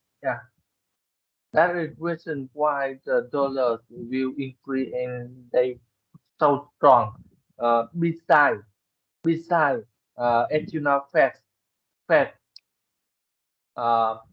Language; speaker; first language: English; non-native, learner; Vietnamese